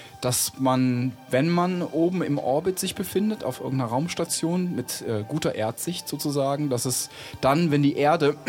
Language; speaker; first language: German; native; German